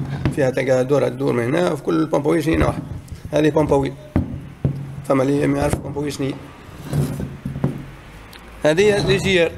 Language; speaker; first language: Arabic; native; Arabic